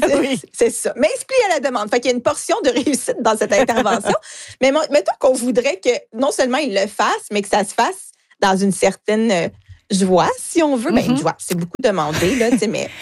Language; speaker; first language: French; native; French